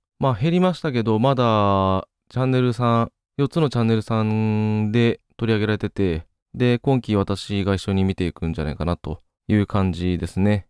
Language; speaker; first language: Japanese; native; Japanese